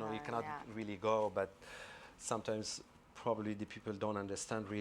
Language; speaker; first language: English; non-native, fluent; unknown